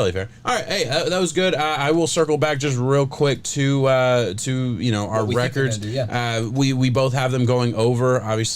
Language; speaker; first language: English; native; English